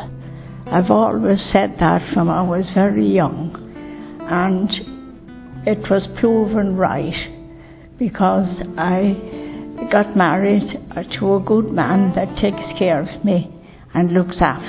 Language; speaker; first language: English; native; English